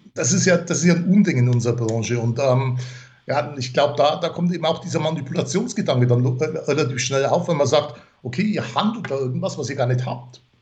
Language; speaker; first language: German; non-native, fluent; English